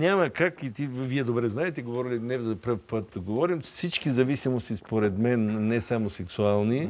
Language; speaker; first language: Bulgarian; native; Bulgarian